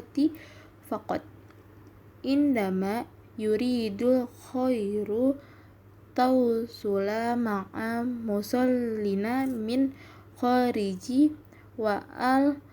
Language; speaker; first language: Arabic; non-native, learner; Indonesian